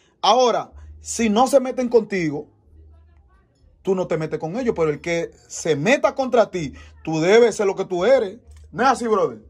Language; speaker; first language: Spanish; native; Spanish